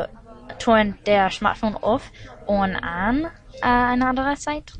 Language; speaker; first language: German; non-native, learner; English